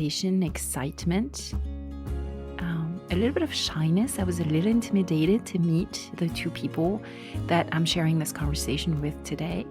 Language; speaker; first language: English; non-native, fluent; French